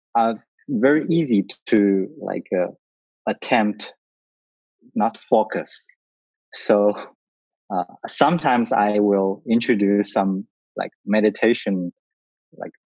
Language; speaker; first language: English; non-native, learner; Chinese